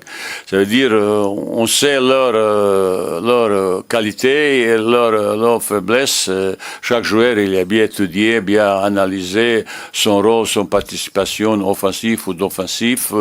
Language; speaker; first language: French; non-native, learner; Bosnian